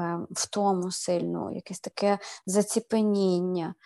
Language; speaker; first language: Ukrainian; native; Ukrainian